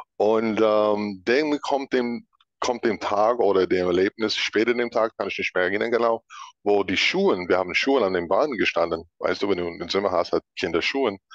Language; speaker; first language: German; non-native, fluent; English